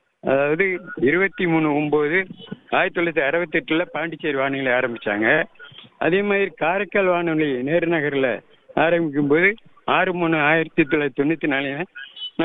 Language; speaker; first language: Tamil; native; Tamil